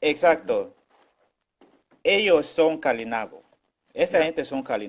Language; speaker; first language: Spanish; non-native, local second language; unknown